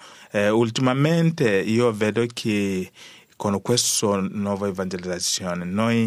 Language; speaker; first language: Italian; non-native, learner; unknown